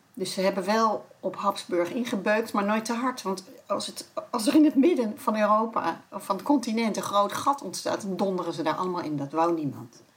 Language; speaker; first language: Dutch; native; Dutch